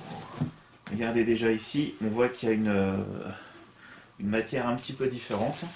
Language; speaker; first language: French; native; French